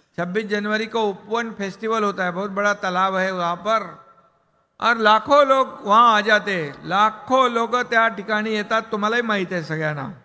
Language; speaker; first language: Hindi; non-native, local second language; Marathi